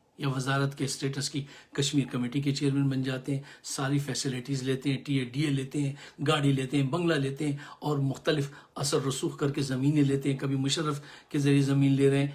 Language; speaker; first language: Urdu; native; Urdu